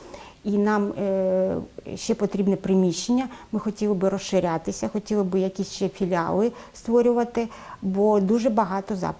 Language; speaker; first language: Ukrainian; native; Ukrainian